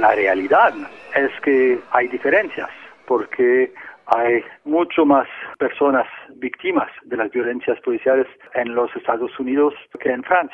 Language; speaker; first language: Spanish; non-native, fluent; French